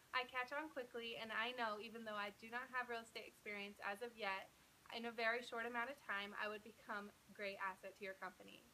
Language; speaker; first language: English; native; English